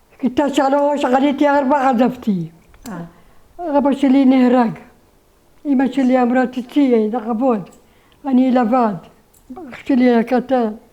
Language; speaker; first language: Hebrew; non-native, learner; Arabic